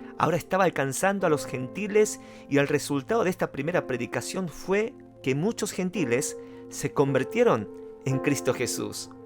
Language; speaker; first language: Spanish; non-native, fluent; Korean